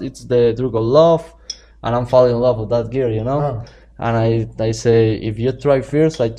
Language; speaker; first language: English; non-native, learner; Spanish